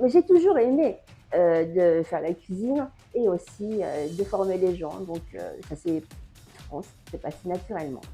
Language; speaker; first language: French; non-native, fluent; Japanese